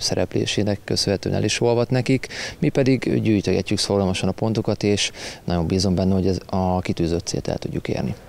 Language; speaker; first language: Hungarian; native; Hungarian